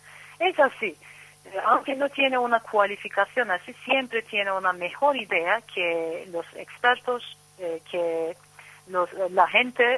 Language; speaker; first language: Spanish; non-native, fluent; Turkish